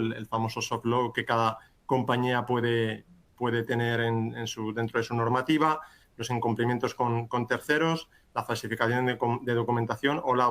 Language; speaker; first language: Spanish; native; Spanish